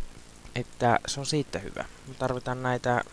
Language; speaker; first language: Finnish; native; Finnish